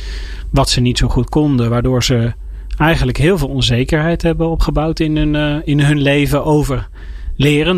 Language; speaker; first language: Dutch; native; Dutch